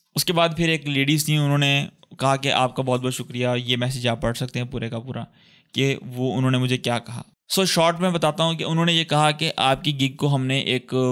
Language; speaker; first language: Urdu; native; Urdu